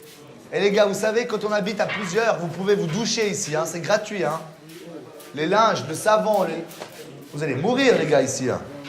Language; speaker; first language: French; native; French